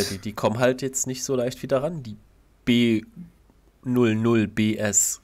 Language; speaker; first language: German; native; German